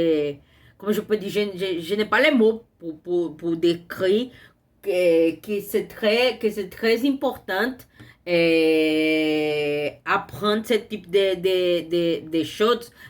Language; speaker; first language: French; non-native, learner; Portuguese